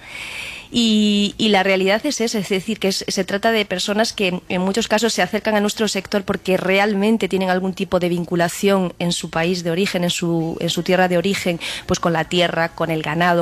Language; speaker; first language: Spanish; native; Spanish